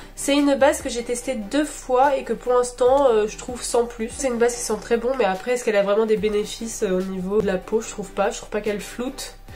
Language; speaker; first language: French; early bilingual, other home language; Portuguese